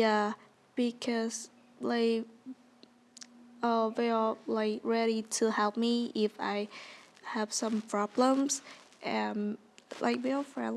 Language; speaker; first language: English; non-native, learner; Vietnamese